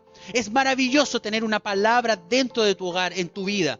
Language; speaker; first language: Spanish; native; Spanish